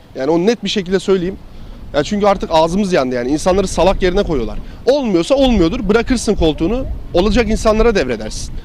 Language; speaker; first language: Turkish; native; Turkish